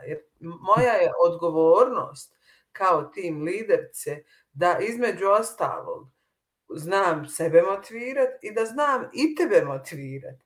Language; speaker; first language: Bosnian; native; Bosnian